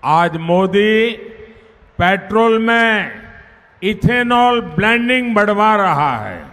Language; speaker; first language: Hindi; non-native, local second language; Gujarati